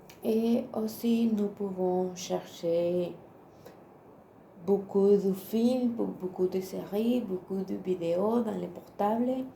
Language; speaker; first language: French; non-native, learner; Spanish